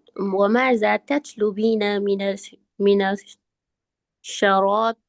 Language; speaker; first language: Arabic; non-native, learner; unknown